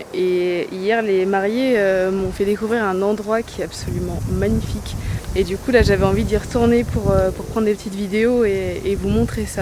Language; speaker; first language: French; native; French